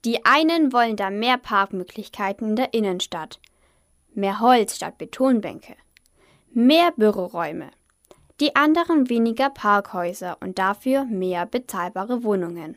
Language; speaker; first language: German; native; German